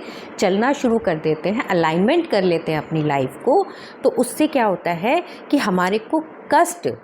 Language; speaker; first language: Hindi; native; Hindi